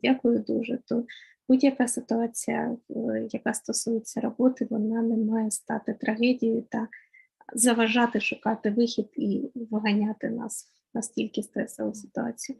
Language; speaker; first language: Ukrainian; native; Ukrainian